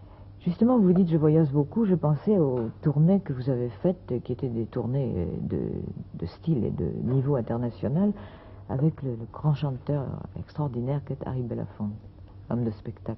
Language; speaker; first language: French; native; French